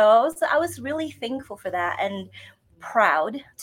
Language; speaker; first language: English; non-native, local second language; Bikol